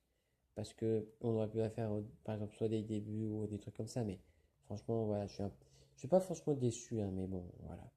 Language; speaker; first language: French; native; French